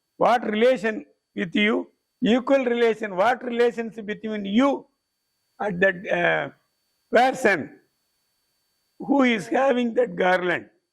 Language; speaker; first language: English; non-native, local second language; Tamil